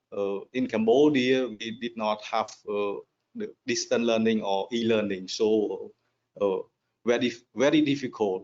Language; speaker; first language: English; non-native, learner; Khmer